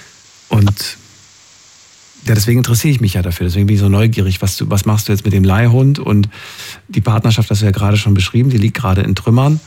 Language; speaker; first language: German; native; German